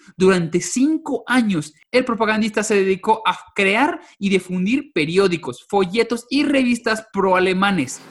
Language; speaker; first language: Spanish; native; Spanish